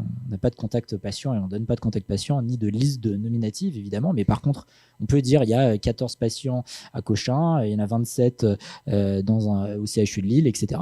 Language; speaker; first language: French; native; French